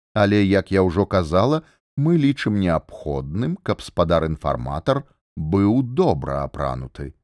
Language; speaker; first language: Belarusian; native; Belarusian